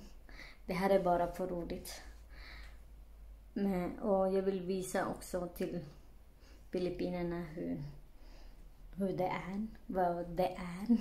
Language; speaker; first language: Swedish; non-native, learner; Filipino